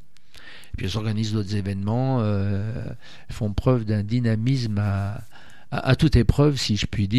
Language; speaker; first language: French; native; French